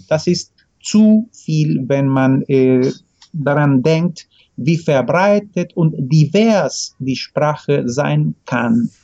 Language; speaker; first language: German; non-native, fluent; Spanish